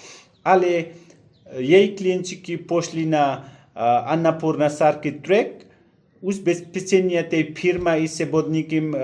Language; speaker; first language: Polish; non-native, learner; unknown